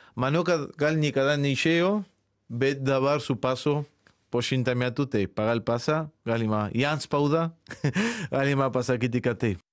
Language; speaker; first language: Lithuanian; non-native, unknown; Spanish